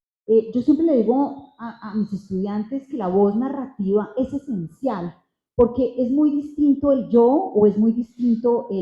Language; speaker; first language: Spanish; native; Spanish